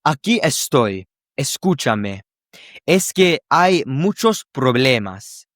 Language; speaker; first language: Spanish; non-native, fluent; English